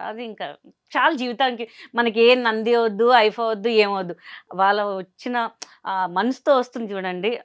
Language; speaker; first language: Telugu; non-native, local second language; Hindi